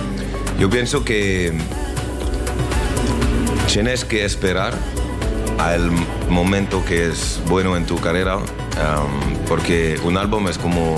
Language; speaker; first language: Spanish; non-native, learner; French